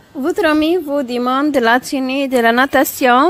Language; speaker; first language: French; non-native, fluent; Arabic